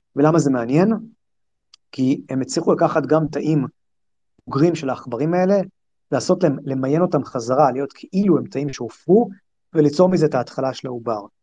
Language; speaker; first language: Hebrew; native; Hebrew